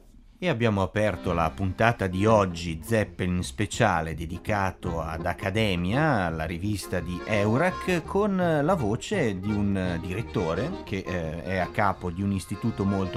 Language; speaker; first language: Italian; native; Italian